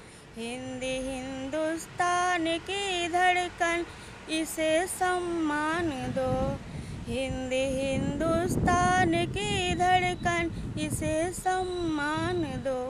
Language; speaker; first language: Hindi; native; Hindi